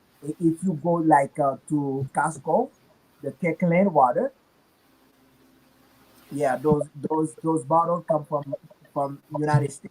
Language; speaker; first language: English; non-native, learner; Haitian Creole